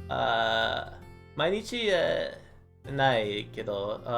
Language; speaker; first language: Japanese; non-native, learner; English